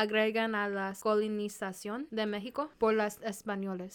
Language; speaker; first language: Spanish; early bilingual, heritage; Spanish